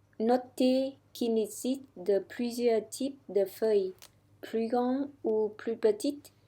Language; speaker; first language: French; non-native, fluent; Vietnamese